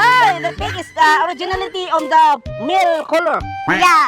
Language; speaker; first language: English; non-native, learner; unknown